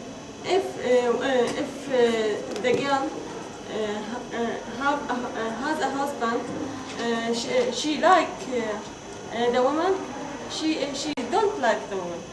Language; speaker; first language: English; non-native, learner; Arabic